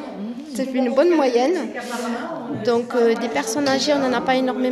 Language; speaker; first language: French; native; French